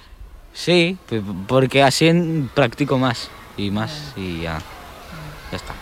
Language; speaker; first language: Catalan; early bilingual, other home language; Polish